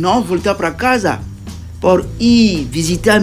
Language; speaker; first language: Portuguese; non-native, learner; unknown